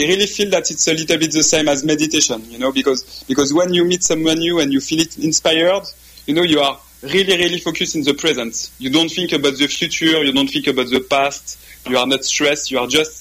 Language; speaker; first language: English; non-native, fluent; French